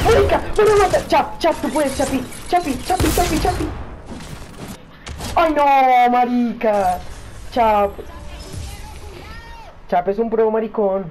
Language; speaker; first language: Spanish; native; Spanish